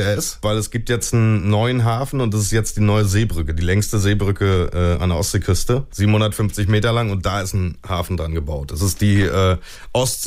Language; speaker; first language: German; native; German